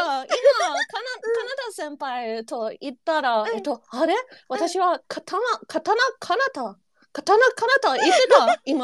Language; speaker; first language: Japanese; non-native, learner; English